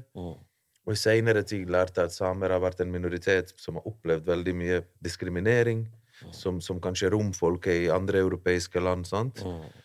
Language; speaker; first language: Norwegian; early bilingual, other home language; Bosnian